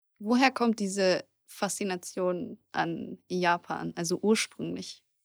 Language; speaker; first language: German; native; German